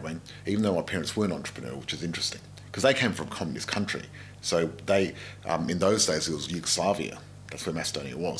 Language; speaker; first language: English; non-native, local second language; Macedonian